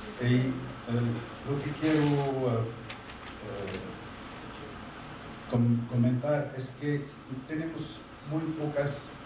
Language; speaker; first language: Spanish; non-native, fluent; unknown